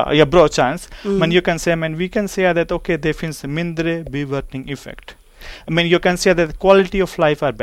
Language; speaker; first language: Swedish; non-native, learner; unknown